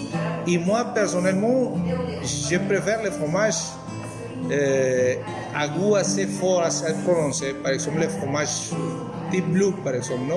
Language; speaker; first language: French; non-native, fluent; Spanish